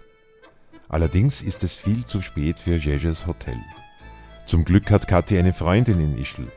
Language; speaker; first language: German; native; German